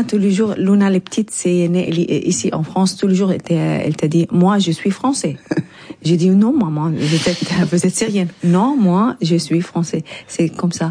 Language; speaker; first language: French; non-native, learner; Arabic